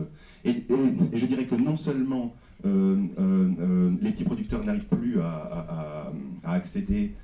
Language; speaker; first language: French; native; French